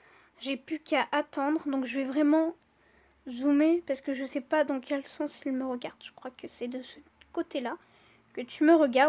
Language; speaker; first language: French; native; French